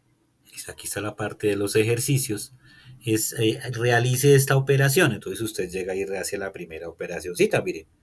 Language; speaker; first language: Spanish; native; Spanish